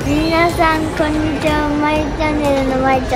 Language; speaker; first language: Japanese; early bilingual, heritage; Japanese